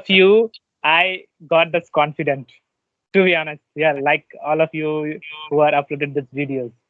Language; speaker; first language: English; non-native, learner; Bangla